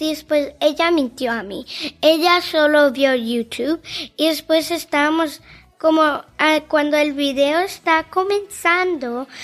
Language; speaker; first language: Spanish; early bilingual, heritage; Spanish